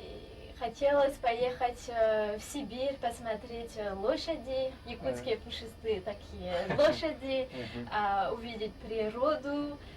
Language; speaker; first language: Russian; non-native, fluent; French